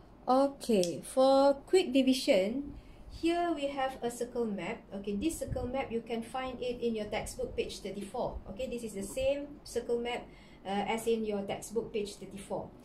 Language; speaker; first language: English; non-native, local second language; Malay